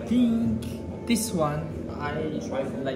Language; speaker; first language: English; non-native, learner; Indonesian